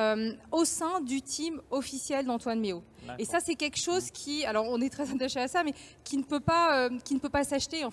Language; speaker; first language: French; native; French